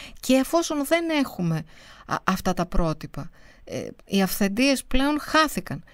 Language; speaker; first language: Greek; native; Greek